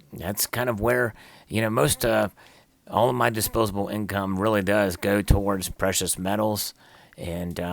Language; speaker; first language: English; native; English